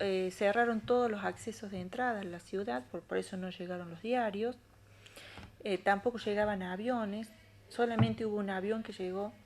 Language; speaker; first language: Spanish; native; Spanish